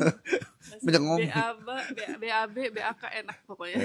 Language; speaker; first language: Indonesian; native; Indonesian